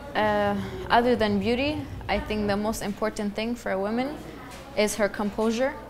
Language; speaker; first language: English; early bilingual, other home language; Central Kurdish